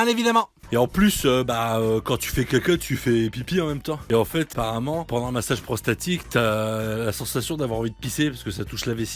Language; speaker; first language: French; native; French